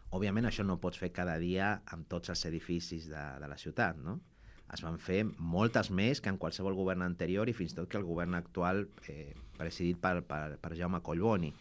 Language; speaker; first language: Catalan; non-native, fluent; Spanish